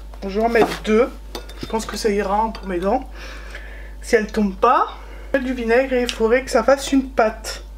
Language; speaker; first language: French; native; French